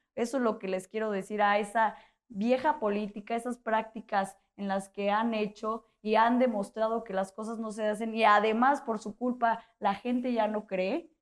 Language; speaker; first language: Spanish; native; Spanish